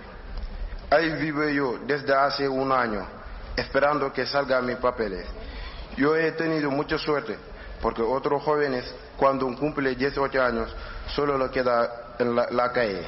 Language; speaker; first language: Spanish; non-native, learner; Wolof